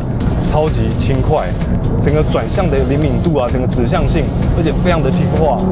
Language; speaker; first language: Chinese; native; Chinese